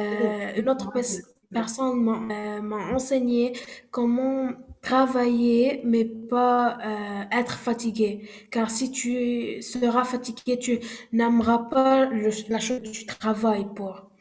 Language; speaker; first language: French; non-native, learner; Arabic